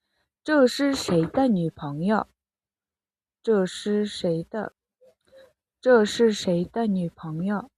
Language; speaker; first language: Chinese; non-native, fluent; Mongolian